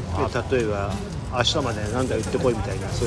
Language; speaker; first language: Japanese; native; Japanese